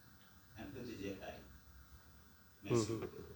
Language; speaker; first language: French; non-native, learner; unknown